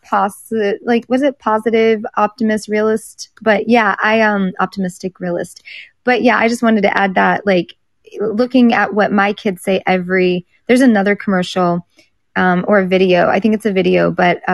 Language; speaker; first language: English; native; English